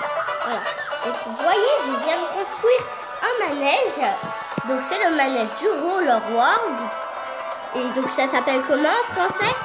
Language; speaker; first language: French; native; French